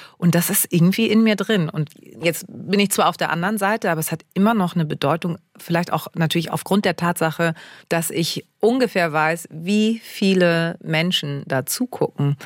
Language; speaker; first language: German; native; German